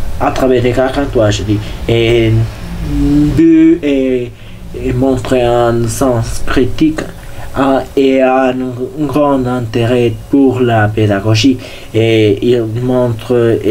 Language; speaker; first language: French; non-native, learner; Spanish